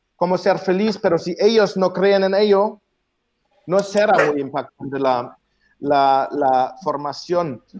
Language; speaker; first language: Spanish; non-native, fluent; German